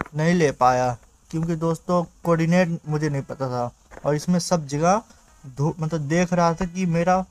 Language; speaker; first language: Hindi; native; Hindi